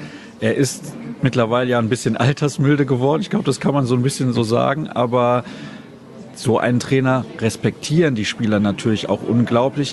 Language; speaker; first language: German; native; German